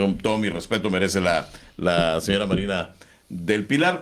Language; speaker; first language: Spanish; native; Spanish